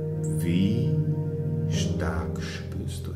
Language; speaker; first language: German; native; German